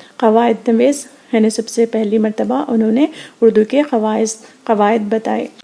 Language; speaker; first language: Urdu; native; Urdu